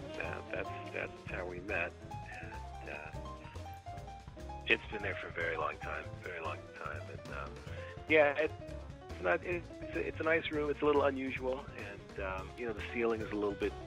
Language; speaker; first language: English; native; English